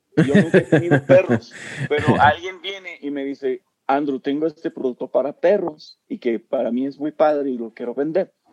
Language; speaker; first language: Spanish; non-native, fluent; English